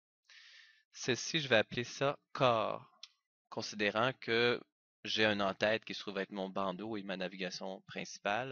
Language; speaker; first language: French; native; French